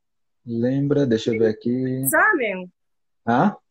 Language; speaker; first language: Portuguese; native; Portuguese